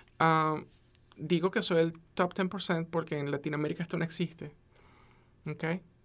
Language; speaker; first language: Spanish; native; Spanish